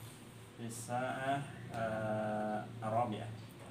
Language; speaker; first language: Arabic; non-native, learner; Indonesian